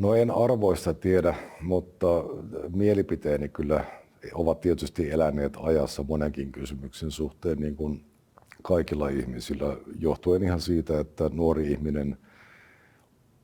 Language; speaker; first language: Finnish; native; Finnish